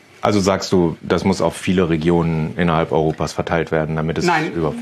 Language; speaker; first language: German; native; German